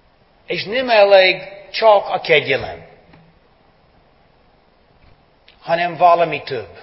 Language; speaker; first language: Hungarian; non-native, fluent; English